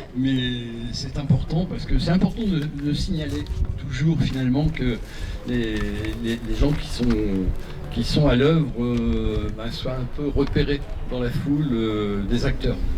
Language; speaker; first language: French; native; French